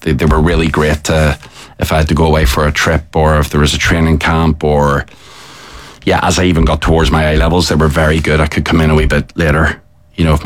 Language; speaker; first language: English; native; English